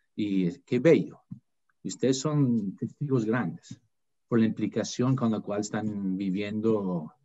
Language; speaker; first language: Spanish; non-native, fluent; English